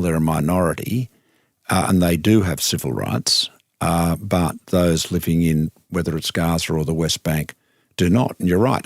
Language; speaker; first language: English; native; English